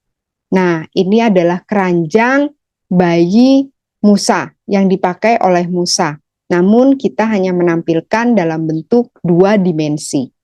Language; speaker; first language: Indonesian; native; Indonesian